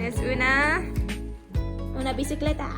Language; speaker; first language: Spanish; non-native, learner; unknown